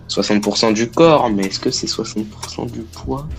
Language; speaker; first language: French; native; French